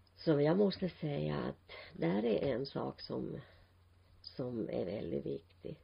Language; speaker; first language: Swedish; non-native, local second language; Finnish